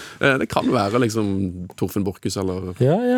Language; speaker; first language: Norwegian; native; Norwegian